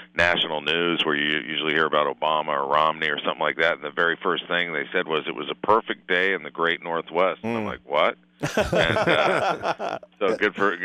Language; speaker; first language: English; native; English